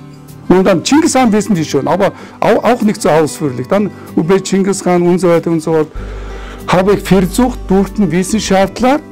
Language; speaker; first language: German; non-native, fluent; Mongolian